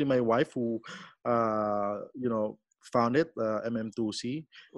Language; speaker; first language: English; non-native, local second language; Filipino